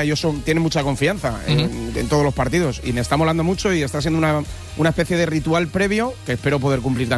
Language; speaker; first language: Spanish; native; Spanish